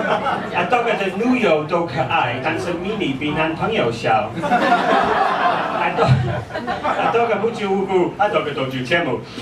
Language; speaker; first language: Chinese; non-native, fluent; English